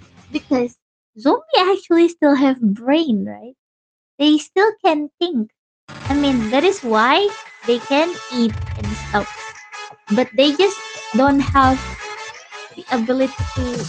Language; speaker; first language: English; non-native, fluent; Indonesian